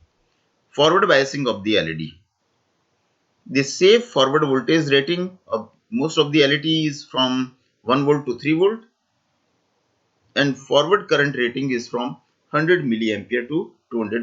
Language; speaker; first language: English; non-native, local second language; Hindi